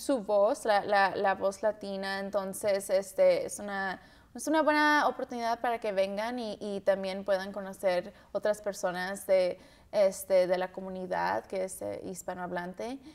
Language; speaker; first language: Spanish; early bilingual, heritage; Spanish